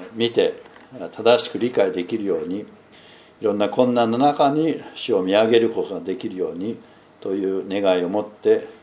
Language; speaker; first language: Japanese; non-native, fluent; English